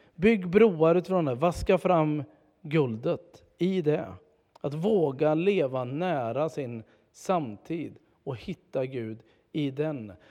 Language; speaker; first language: Swedish; native; Swedish